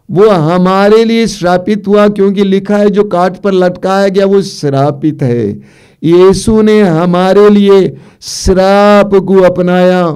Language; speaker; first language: Hindi; native; Hindi